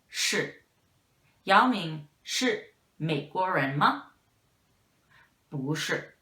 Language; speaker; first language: Chinese; non-native, fluent; English